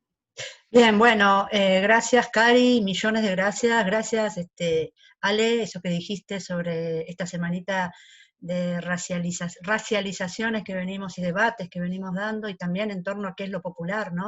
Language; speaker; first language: Spanish; native; Spanish